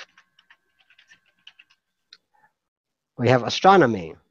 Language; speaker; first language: English; non-native, fluent; Filipino